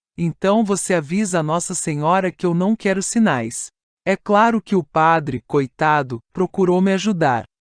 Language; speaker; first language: Portuguese; non-native, fluent; Italian